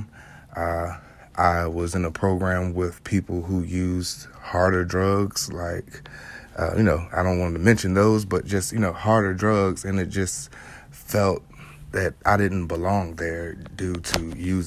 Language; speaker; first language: English; native; English